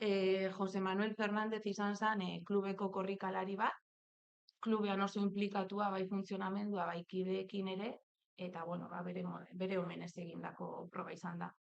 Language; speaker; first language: Basque; native; Basque